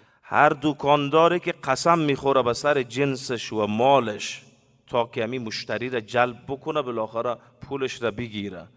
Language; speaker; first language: Persian; native; Persian